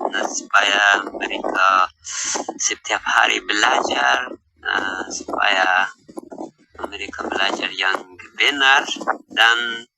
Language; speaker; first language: Indonesian; non-native, learner; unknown